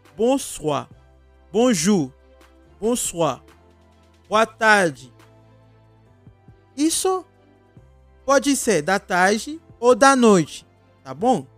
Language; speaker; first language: Portuguese; non-native, fluent; Haitian Creole